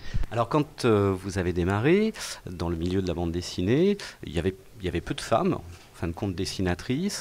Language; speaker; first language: French; native; French